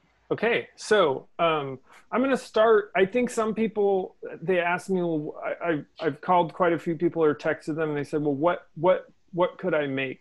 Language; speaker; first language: English; native; English